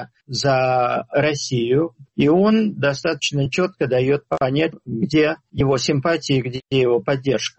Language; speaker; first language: Russian; native; Russian